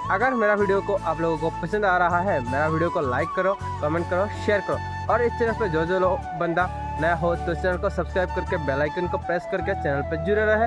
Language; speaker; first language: Hindi; non-native, local second language; Assamese